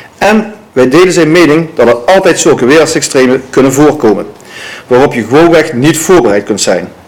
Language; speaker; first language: Dutch; native; Dutch